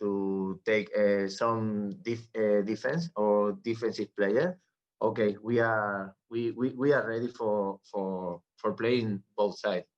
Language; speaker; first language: English; non-native, learner; Spanish